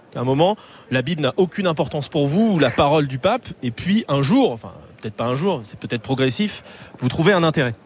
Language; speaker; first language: French; native; French